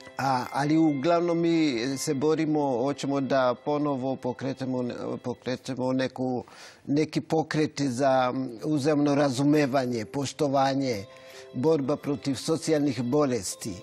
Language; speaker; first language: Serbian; non-native, fluent; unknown